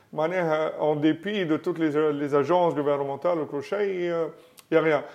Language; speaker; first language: French; non-native, local second language; Arabic